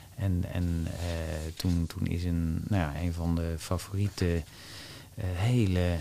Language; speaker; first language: Dutch; native; Dutch